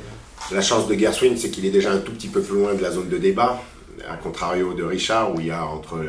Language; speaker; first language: French; native; French